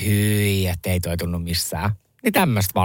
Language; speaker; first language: Finnish; native; Finnish